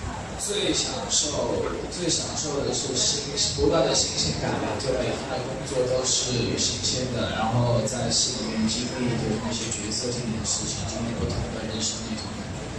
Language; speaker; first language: Chinese; native; Chinese